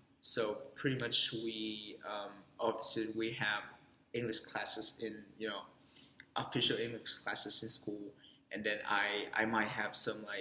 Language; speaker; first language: English; non-native, fluent; Vietnamese